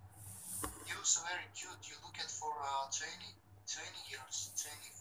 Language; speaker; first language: English; non-native, learner; Romany